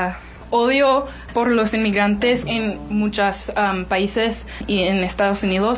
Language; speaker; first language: Spanish; non-native, learner; English